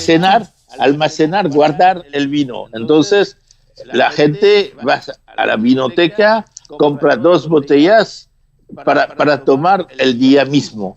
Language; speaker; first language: Spanish; non-native, fluent; French